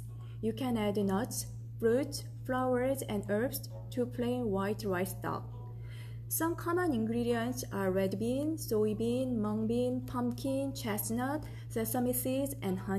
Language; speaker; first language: English; non-native, fluent; Korean